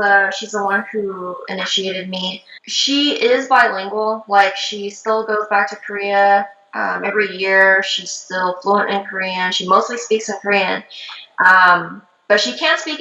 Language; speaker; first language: English; early bilingual, other home language; Korean